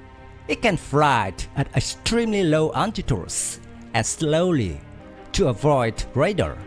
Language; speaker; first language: English; non-native, fluent; Vietnamese